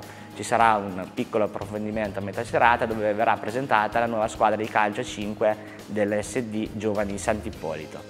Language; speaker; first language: Italian; native; Italian